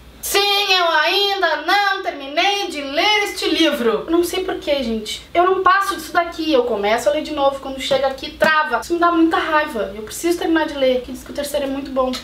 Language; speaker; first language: Portuguese; native; Portuguese